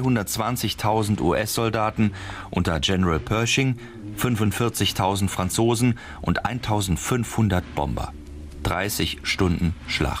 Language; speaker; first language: German; native; German